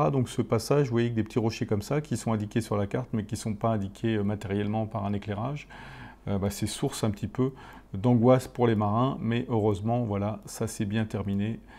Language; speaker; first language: French; native; French